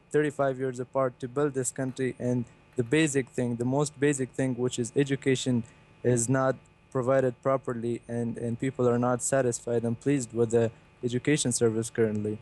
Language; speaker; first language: English; non-native, fluent; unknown